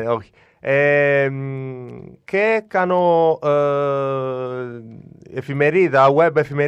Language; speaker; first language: Greek; non-native, learner; Italian